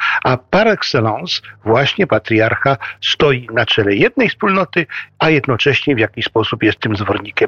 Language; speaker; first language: Polish; native; Polish